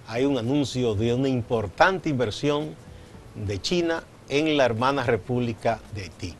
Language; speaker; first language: Spanish; native; Spanish